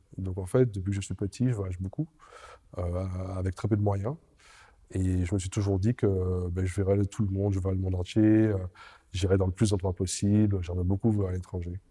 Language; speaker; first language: French; native; French